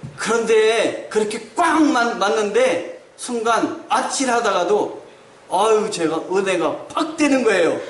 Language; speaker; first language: Korean; native; Korean